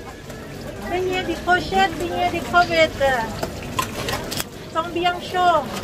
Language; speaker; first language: French; non-native, learner; Thai